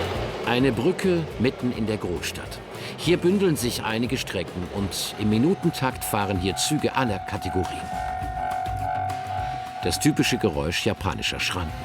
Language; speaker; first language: German; native; German